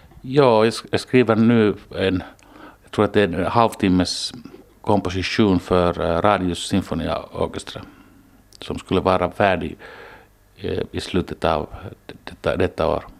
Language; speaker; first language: Swedish; non-native, local second language; Finnish